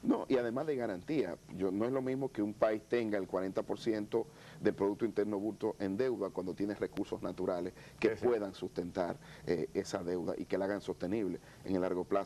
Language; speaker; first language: Spanish; native; Spanish